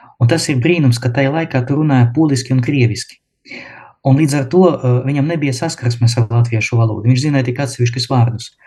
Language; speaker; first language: Latvian; non-native, local second language; Russian